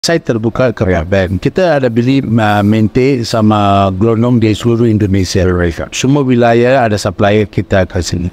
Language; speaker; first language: Indonesian; non-native, fluent; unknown